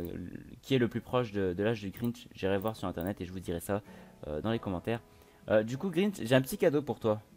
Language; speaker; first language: French; native; French